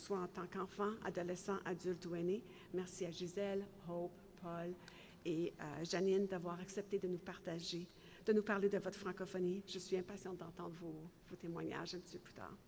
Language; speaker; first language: French; native; French